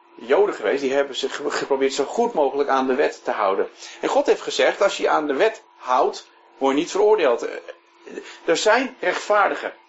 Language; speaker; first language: Dutch; native; Dutch